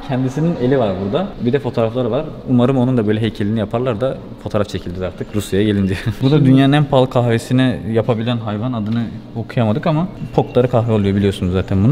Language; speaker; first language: Turkish; native; Turkish